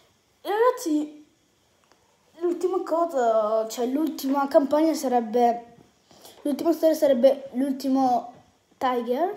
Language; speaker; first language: Italian; native; Italian